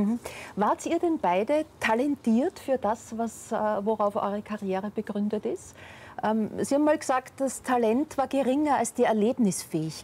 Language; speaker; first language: German; native; German